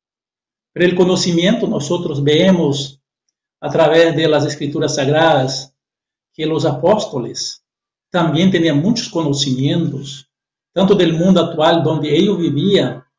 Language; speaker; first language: Spanish; non-native, fluent; Portuguese